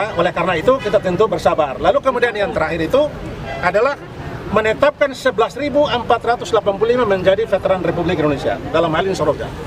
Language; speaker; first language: Indonesian; non-native, local second language; Tetum